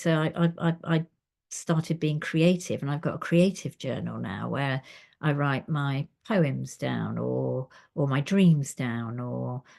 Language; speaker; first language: English; native; English